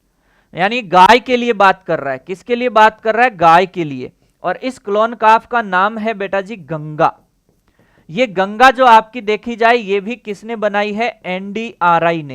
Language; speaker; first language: Hindi; native; Hindi